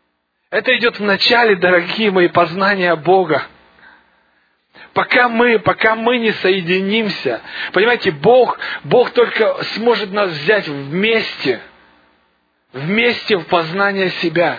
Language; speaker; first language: Russian; native; Russian